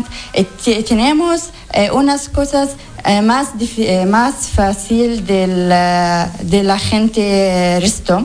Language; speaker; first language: Spanish; non-native, learner; Arabic